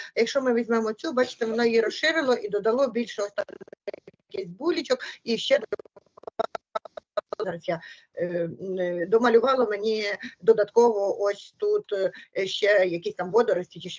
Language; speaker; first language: Ukrainian; native; Ukrainian